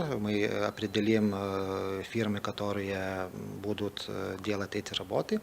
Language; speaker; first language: Russian; non-native, fluent; Lithuanian